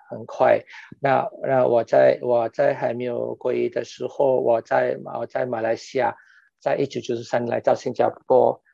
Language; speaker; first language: Chinese; non-native, local second language; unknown